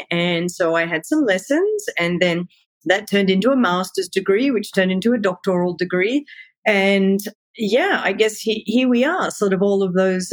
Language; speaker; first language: English; native; English